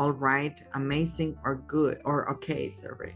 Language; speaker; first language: English; non-native, fluent; Spanish